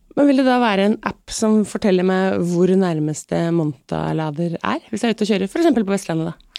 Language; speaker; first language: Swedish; native; Swedish